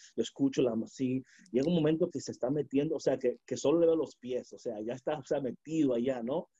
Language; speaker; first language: Spanish; early bilingual, heritage; Spanish